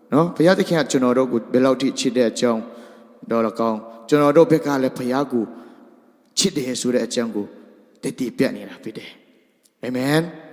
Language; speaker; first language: Burmese; non-native, local second language; Tedim Chin